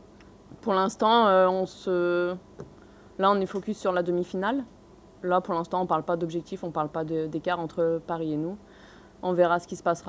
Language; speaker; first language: French; native; French